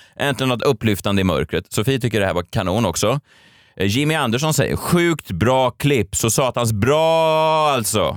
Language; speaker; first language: Swedish; native; Swedish